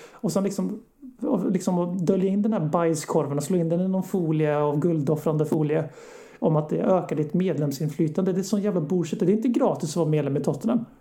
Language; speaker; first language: Swedish; native; Swedish